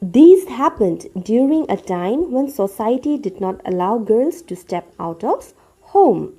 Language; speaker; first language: English; non-native, local second language; Assamese